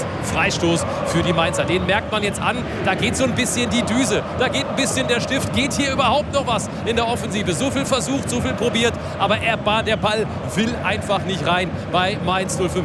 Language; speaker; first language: German; native; German